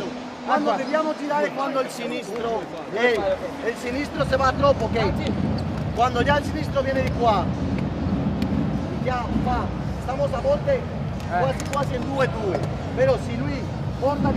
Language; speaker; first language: Italian; non-native, learner; Spanish